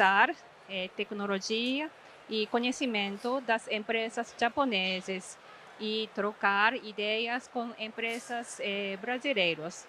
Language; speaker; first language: Portuguese; non-native, fluent; Japanese